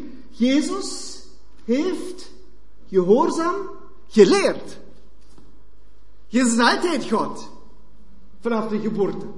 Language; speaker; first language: Dutch; non-native, fluent; German